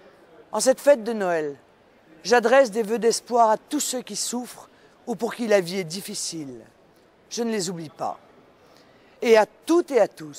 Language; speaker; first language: French; native; French